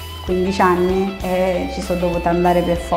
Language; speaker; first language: Italian; non-native, fluent; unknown